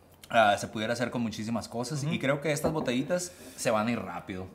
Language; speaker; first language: Spanish; native; Spanish